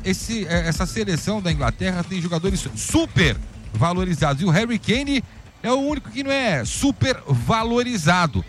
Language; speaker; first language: Portuguese; native; Portuguese